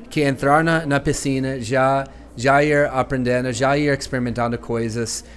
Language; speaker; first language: Portuguese; non-native, fluent; English